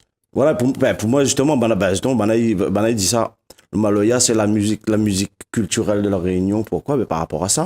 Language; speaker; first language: French; non-native, local second language; Réunion Creole French